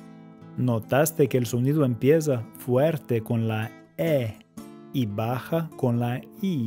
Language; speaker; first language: Spanish; non-native, fluent; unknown